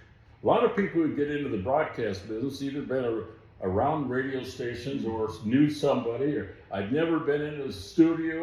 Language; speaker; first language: English; native; English